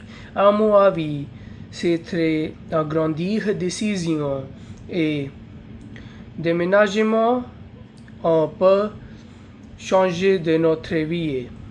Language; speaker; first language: French; non-native, learner; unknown